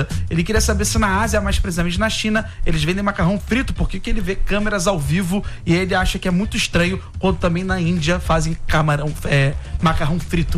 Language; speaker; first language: Portuguese; native; Portuguese